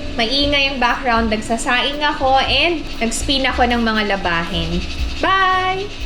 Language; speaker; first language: Filipino; native; Filipino